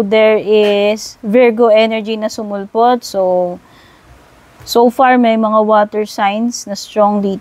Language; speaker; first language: Filipino; native; Filipino